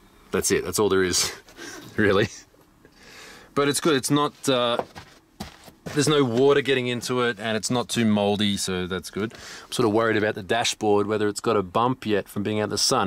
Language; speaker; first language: English; native; English